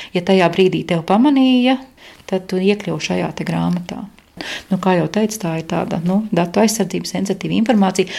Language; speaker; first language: Latvian; native; Latvian